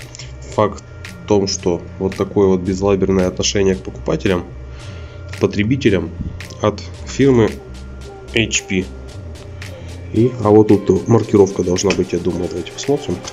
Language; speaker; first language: Russian; native; Russian